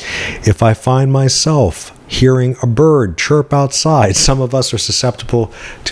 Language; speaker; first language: English; native; English